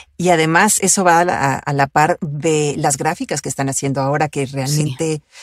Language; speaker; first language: Spanish; early bilingual, other home language; Italian